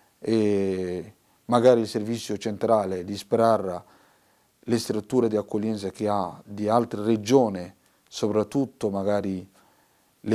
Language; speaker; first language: Italian; non-native, fluent; Somali